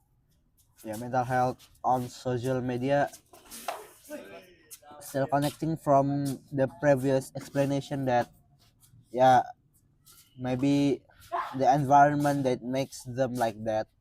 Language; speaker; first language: English; non-native, fluent; Indonesian